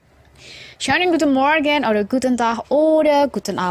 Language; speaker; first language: German; non-native, fluent; Indonesian